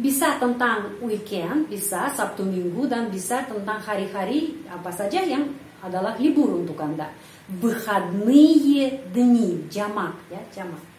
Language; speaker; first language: Indonesian; non-native, fluent; Russian